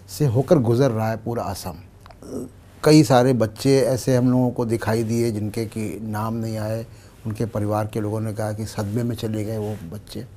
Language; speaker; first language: Hindi; native; Hindi